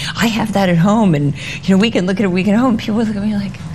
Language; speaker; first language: English; native; English